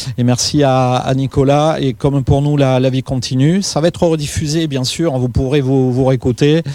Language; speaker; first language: French; native; French